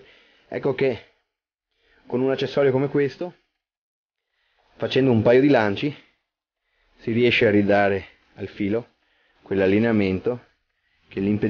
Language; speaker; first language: Italian; native; Italian